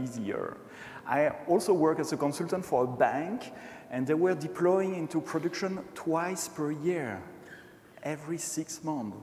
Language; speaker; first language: English; non-native, fluent; French